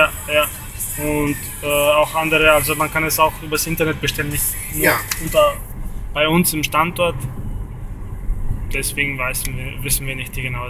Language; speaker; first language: German; native; German